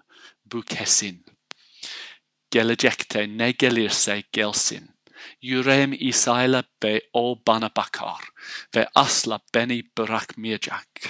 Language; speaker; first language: Turkish; non-native, fluent; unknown